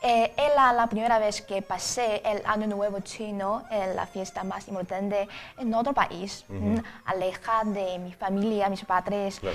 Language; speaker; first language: Spanish; non-native, fluent; Chinese